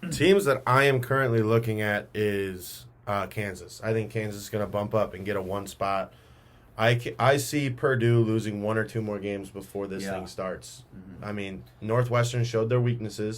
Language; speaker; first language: English; native; English